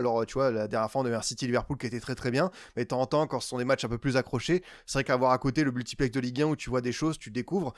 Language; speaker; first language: French; native; French